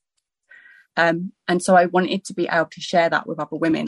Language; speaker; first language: English; native; English